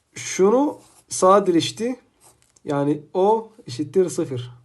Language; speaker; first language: Turkish; non-native, fluent; Arabic